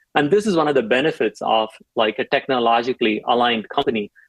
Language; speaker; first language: English; non-native, local second language; Tamil